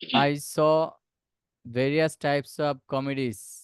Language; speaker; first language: English; non-native, local second language; Bangla